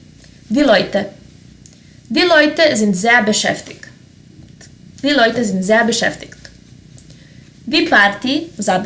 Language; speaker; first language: German; non-native, fluent; Serbian